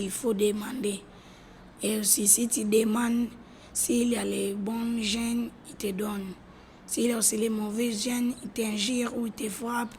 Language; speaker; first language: French; non-native, learner; Lingala